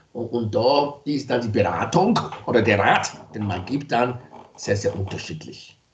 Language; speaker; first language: German; non-native, fluent; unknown